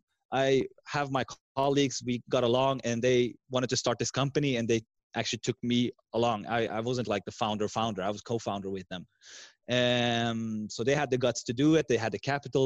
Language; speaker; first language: English; non-native, fluent; Swedish